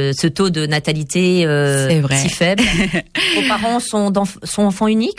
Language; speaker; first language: French; native; French